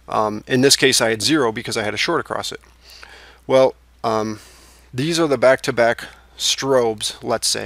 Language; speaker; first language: English; native; English